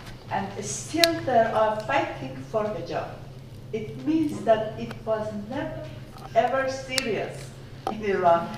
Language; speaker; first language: English; non-native, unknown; Persian